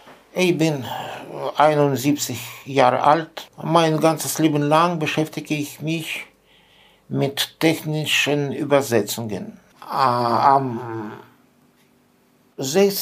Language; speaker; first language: German; non-native, fluent; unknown